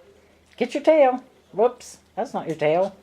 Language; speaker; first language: English; native; English